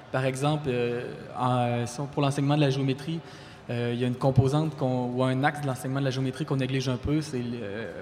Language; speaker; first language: French; native; French